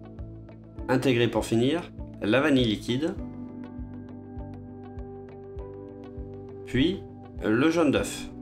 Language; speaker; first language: French; native; French